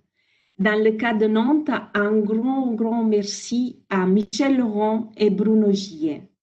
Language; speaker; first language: French; non-native, fluent; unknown